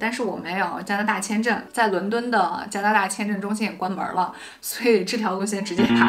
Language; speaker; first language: Chinese; native; Chinese